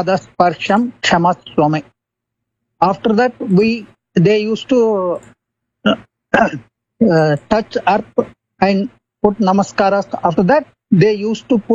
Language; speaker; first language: English; non-native, local second language; Kannada